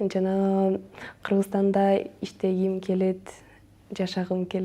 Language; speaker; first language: Kyrgyz; non-native, local second language; Russian